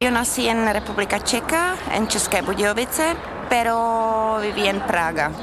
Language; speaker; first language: Spanish; non-native, fluent; Czech